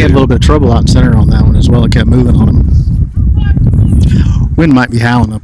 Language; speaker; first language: English; native; English